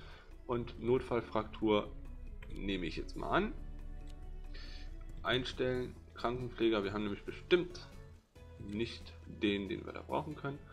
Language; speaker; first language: German; native; German